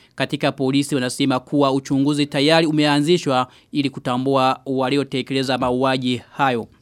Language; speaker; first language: Swahili; non-native, local second language; Rundi